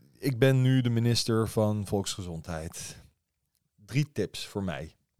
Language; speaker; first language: Dutch; early bilingual, other home language; Persian